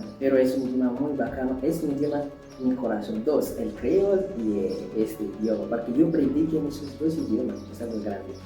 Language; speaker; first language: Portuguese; non-native, learner; Haitian Creole